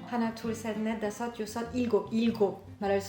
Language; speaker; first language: Korean; non-native, learner; French